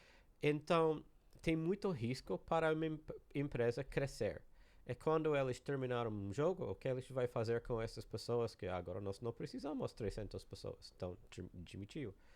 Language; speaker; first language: Portuguese; non-native, learner; English